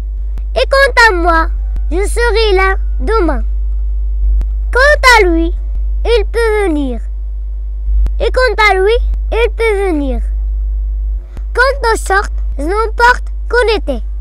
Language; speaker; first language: French; non-native, local second language; Arabic